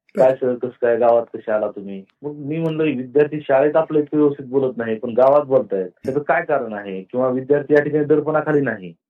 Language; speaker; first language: Marathi; native; Marathi